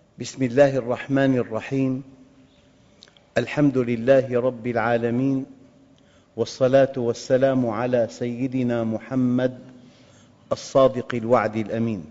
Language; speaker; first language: Arabic; native; Arabic